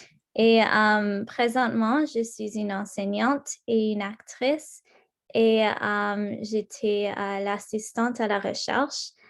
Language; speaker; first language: French; non-native, local second language; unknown